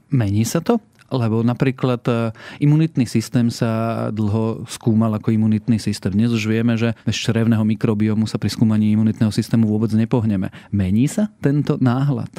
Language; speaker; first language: Slovak; native; Slovak